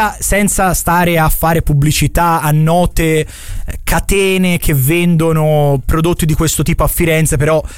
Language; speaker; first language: Italian; native; Italian